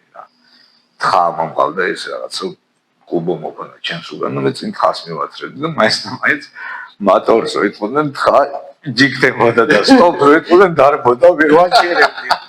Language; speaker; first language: Georgian; native; Georgian